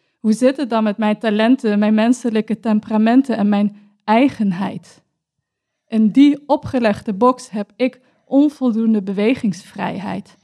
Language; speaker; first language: Dutch; early bilingual, other home language; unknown